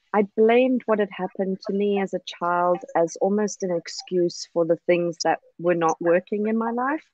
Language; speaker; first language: English; native; English